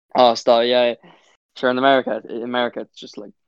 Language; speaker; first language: English; native; English